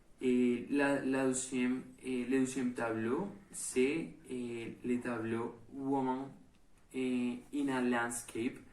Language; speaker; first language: French; non-native, learner; Spanish